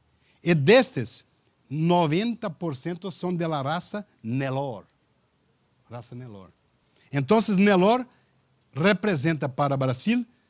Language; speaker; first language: Spanish; non-native, learner; Portuguese